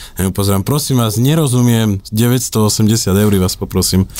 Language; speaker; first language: Slovak; native; Slovak